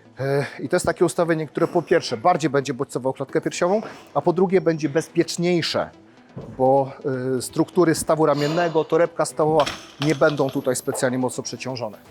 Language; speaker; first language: Polish; native; Polish